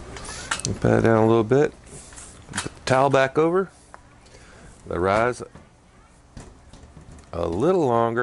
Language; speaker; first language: English; native; English